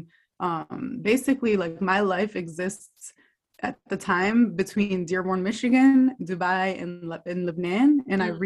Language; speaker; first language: English; native; English